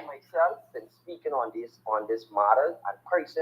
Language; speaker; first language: English; native; English